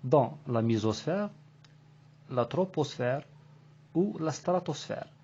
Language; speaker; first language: French; non-native, local second language; Arabic